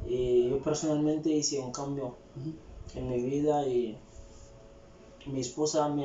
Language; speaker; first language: Spanish; non-native, fluent; Haitian Creole